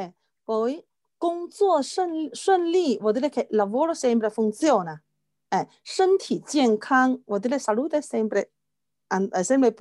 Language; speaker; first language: Italian; non-native, learner; Chinese